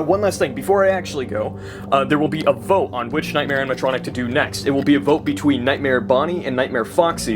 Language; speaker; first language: English; native; English